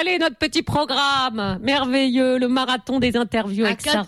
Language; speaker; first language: French; native; French